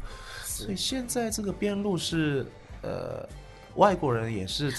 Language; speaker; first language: Chinese; non-native, fluent; Japanese